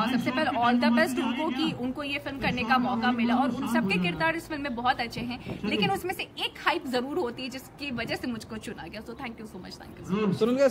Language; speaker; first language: Hindi; native; Hindi